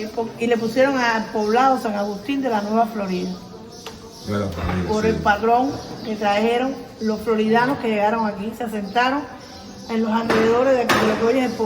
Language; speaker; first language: Spanish; native; Spanish